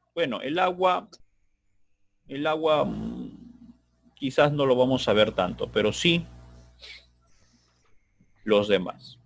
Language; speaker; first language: Spanish; native; Spanish